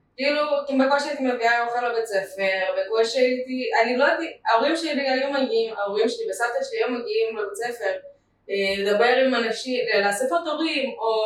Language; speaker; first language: Hebrew; early bilingual, other home language; Russian